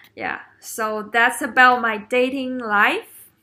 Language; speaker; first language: English; non-native, fluent; Chinese